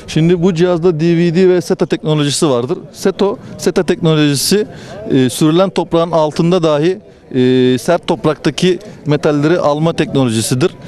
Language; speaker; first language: Turkish; native; Turkish